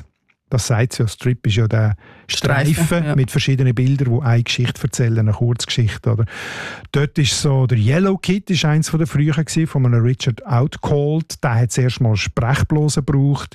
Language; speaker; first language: German; native; German